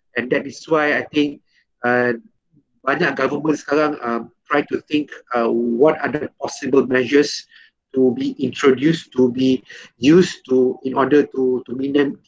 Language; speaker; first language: English; non-native, local second language; Malay